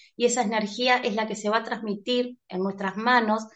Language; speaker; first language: Spanish; native; Spanish